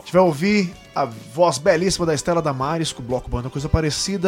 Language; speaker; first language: Portuguese; native; Portuguese